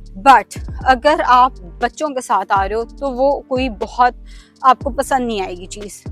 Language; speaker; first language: Urdu; native; Urdu